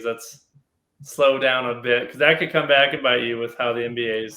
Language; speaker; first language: English; native; English